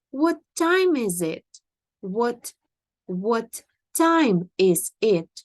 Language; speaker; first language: English; non-native, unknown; Ukrainian